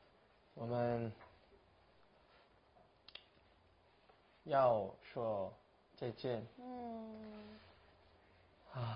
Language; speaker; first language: Chinese; non-native, learner; Korean